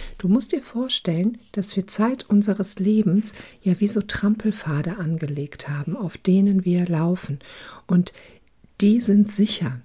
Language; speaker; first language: German; early bilingual, other home language; Croatian